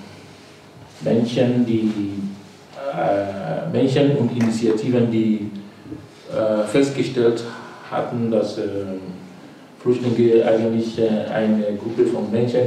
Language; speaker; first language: German; non-native, fluent; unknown